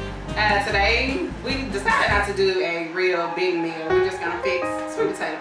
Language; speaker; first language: English; native; English